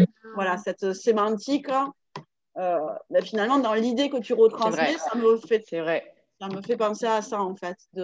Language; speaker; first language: French; native; French